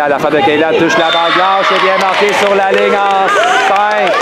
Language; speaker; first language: French; native; French